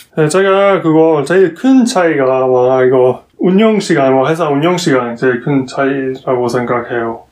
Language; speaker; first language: Korean; non-native, fluent; Hungarian